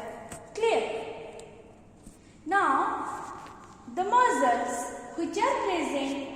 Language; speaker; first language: English; non-native, local second language; Hindi